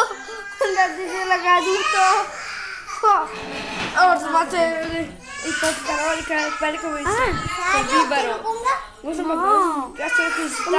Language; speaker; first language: Italian; early bilingual, other home language; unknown